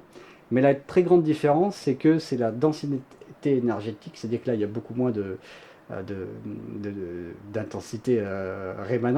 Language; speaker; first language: French; native; French